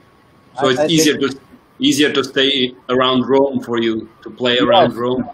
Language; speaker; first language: English; non-native, fluent; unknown